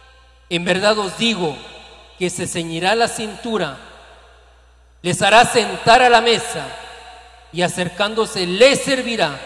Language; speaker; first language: Spanish; native; Spanish